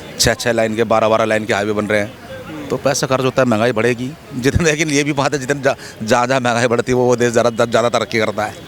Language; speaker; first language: Hindi; native; Hindi